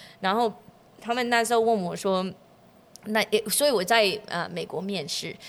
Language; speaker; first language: Chinese; non-native, fluent; English